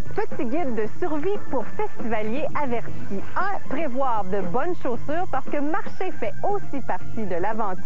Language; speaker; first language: French; native; French